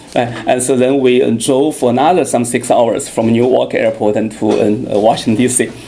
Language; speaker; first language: English; non-native, fluent; Chinese